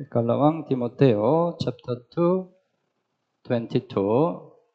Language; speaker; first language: Filipino; non-native, learner; Korean